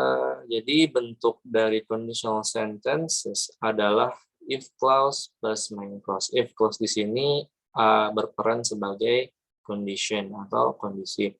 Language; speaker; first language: Indonesian; native; Indonesian